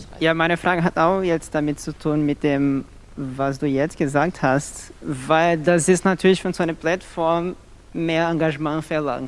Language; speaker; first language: German; non-native, fluent; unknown